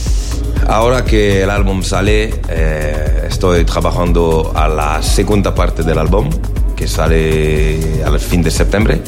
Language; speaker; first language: Spanish; non-native, learner; French